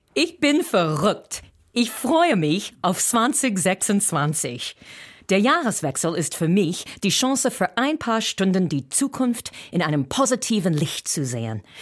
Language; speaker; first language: German; non-native, fluent; English